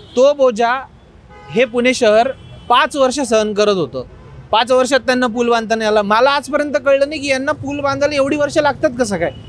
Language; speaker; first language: Marathi; native; Marathi